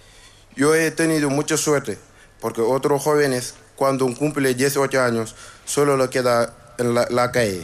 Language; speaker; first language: Spanish; non-native, learner; Wolof